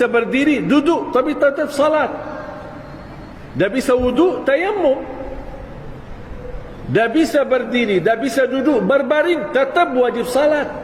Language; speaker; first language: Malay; non-native, fluent; Arabic